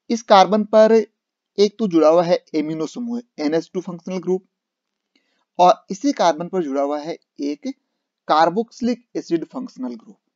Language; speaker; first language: Hindi; native; Hindi